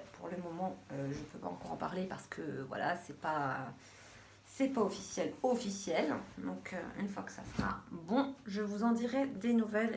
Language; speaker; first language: French; native; French